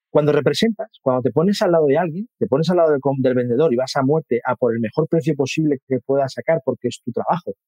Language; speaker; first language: Spanish; native; Spanish